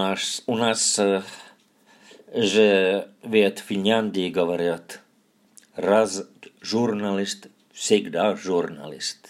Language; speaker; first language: Russian; non-native, fluent; Finnish